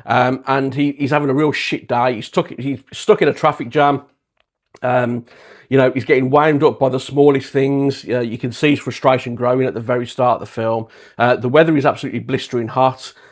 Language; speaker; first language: English; native; English